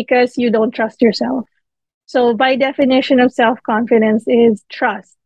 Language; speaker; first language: English; non-native, local second language; Filipino